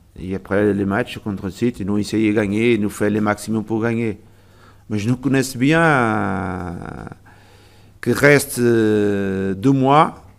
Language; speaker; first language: French; non-native, learner; Portuguese